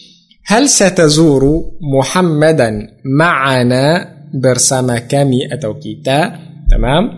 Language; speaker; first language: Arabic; non-native, fluent; Indonesian